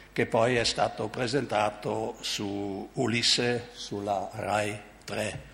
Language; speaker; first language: Italian; non-native, local second language; German